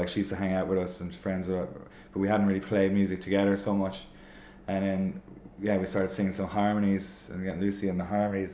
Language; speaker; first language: English; native; English